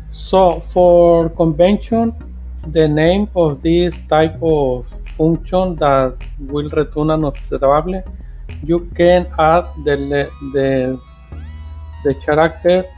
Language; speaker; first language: English; non-native, fluent; Spanish